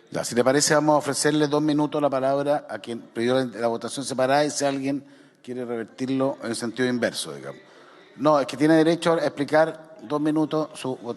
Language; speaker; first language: Spanish; native; Spanish